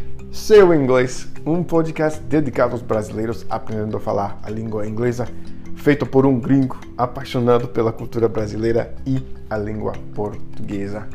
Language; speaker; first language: Portuguese; non-native, fluent; English